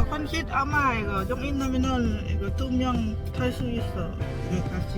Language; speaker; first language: Korean; non-native, learner; Lao